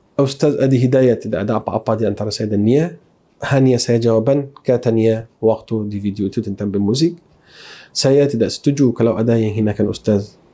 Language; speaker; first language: Malay; non-native, fluent; Arabic